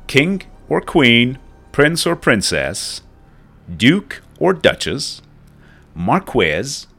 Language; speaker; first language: English; non-native, fluent; Persian